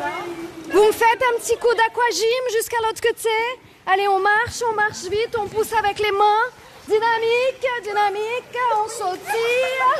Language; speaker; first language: French; native; French